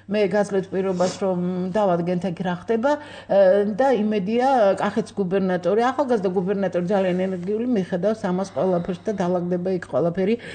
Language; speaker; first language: Georgian; native; Georgian